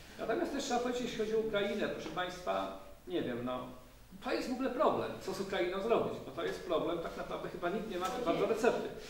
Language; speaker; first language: Polish; native; Polish